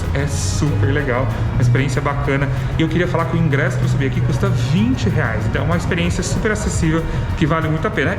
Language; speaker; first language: Portuguese; native; Portuguese